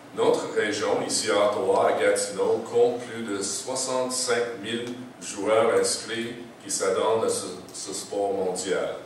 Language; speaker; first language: French; non-native, local second language; English